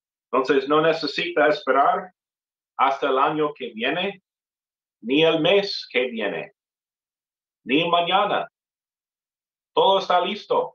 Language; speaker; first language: Spanish; non-native, fluent; English